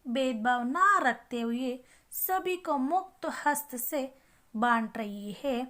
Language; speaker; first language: Hindi; non-native, local second language; Kannada